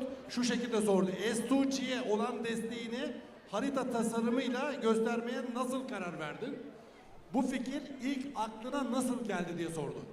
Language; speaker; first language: Turkish; native; Turkish